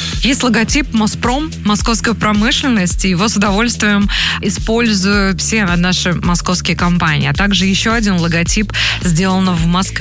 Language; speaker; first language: Russian; native; Russian